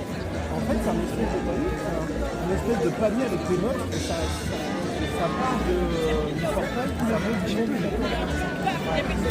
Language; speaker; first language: French; native; French